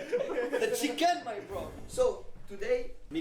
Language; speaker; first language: English; non-native, learner; French